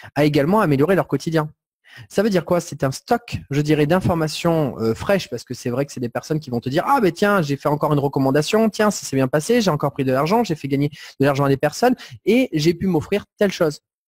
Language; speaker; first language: French; native; French